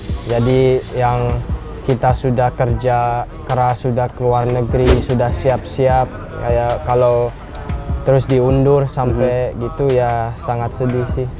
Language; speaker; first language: Indonesian; early bilingual, heritage; English